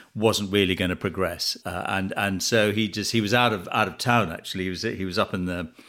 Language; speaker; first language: English; early bilingual, other home language; Tamil